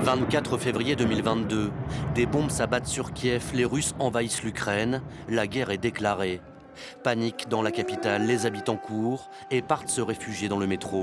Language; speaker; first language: French; native; French